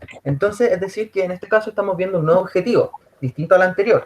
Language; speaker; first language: Spanish; native; Spanish